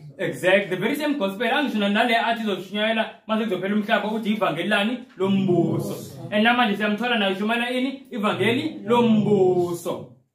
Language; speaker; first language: Zulu; non-native, local second language; Xhosa